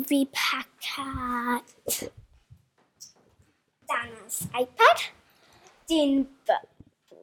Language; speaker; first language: Swedish; early bilingual, heritage; Swedish